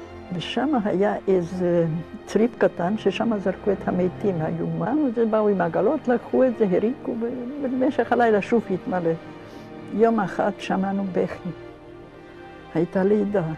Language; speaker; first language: Hebrew; non-native, fluent; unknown